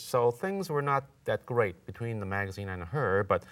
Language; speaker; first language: English; native; English